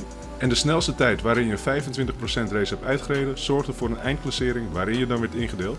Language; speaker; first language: Dutch; native; Dutch